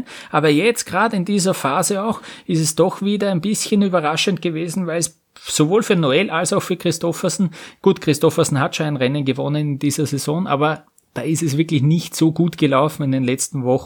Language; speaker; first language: German; native; German